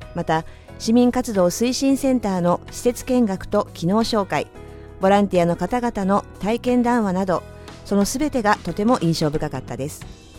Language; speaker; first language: Japanese; native; Japanese